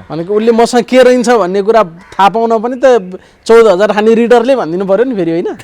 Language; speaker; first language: Nepali; native; Nepali